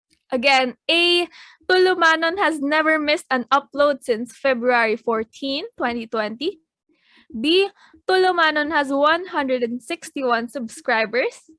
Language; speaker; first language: English; non-native, local second language; Filipino